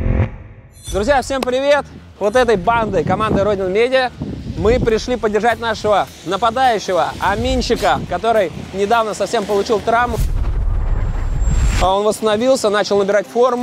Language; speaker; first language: Russian; native; Russian